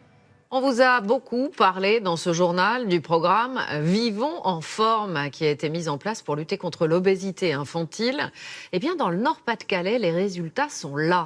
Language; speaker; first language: French; native; French